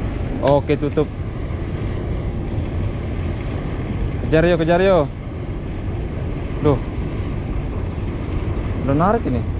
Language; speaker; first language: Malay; non-native, local second language; Javanese